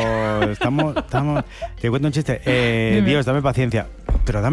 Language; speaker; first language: Spanish; native; Spanish